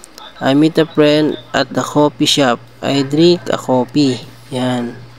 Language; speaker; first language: English; non-native, local second language; Filipino